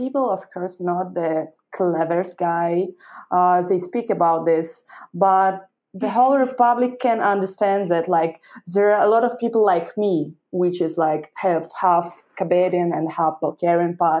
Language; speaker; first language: English; non-native, fluent; Russian